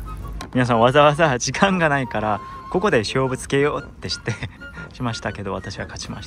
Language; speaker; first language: Japanese; non-native, fluent; Korean